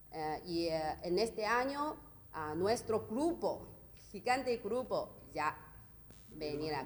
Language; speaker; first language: Spanish; non-native, learner; Chinese